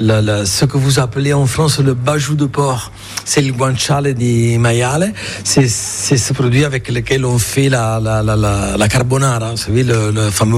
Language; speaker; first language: French; non-native, fluent; Italian